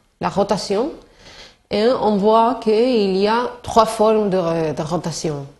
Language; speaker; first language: French; non-native, learner; Spanish